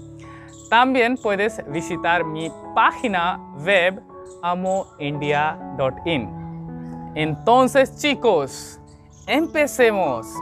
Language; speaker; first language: Spanish; non-native, learner; Hindi